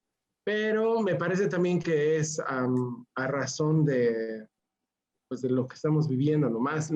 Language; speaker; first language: Spanish; native; Spanish